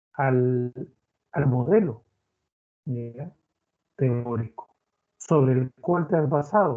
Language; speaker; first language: Spanish; native; Spanish